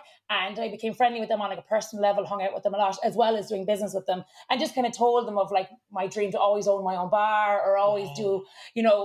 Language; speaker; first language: English; native; English